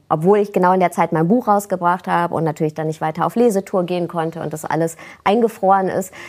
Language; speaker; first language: German; native; German